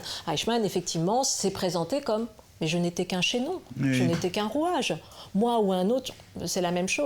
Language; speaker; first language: French; native; French